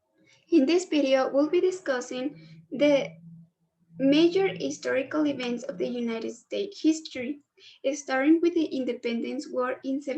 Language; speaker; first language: English; non-native, learner; Spanish